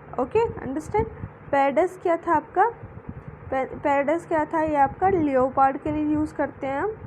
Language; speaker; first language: Hindi; native; Hindi